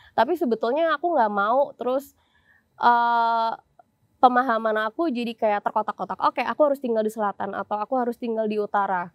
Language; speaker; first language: Indonesian; native; Indonesian